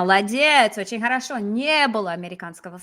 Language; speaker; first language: Russian; non-native, fluent; English